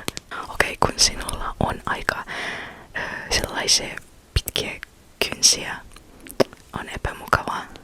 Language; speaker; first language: Finnish; non-native, fluent; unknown